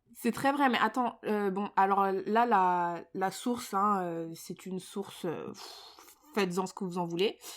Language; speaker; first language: French; native; French